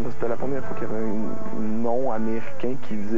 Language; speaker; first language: French; native; French